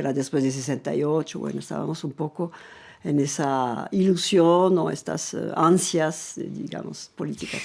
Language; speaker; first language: Spanish; non-native, fluent; French